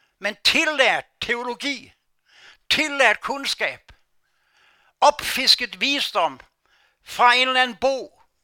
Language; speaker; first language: Danish; non-native, fluent; Norwegian